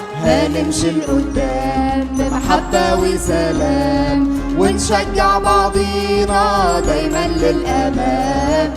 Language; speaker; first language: Arabic; native; Arabic